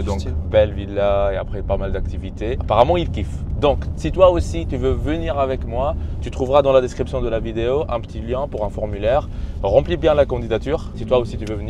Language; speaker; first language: French; native; French